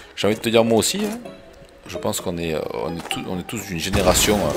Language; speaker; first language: French; native; French